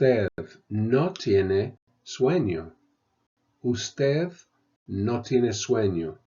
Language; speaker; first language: Spanish; non-native, fluent; English